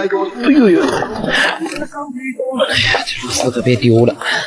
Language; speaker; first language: Chinese; native; Chinese